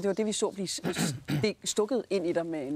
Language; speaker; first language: Danish; native; Danish